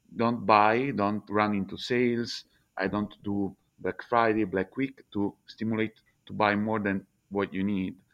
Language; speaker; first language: English; non-native, fluent; Italian